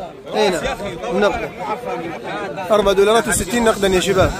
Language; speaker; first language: Arabic; native; Arabic